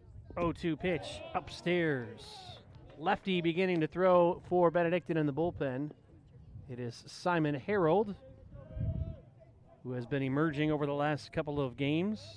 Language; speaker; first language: English; native; English